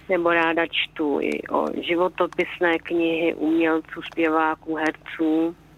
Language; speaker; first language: Czech; native; Czech